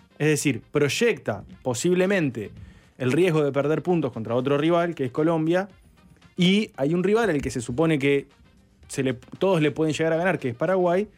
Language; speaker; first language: Spanish; native; Spanish